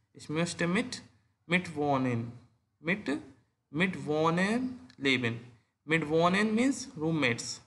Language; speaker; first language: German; non-native, learner; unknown